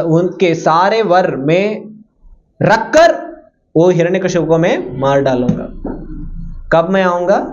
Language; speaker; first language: Hindi; non-native, local second language; Kannada